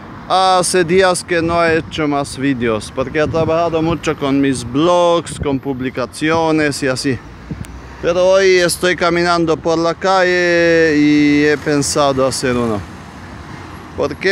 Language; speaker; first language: Spanish; non-native, fluent; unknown